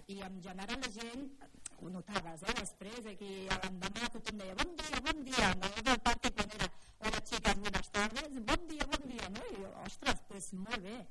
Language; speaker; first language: Catalan; native; Catalan